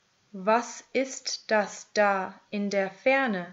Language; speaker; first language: German; native; German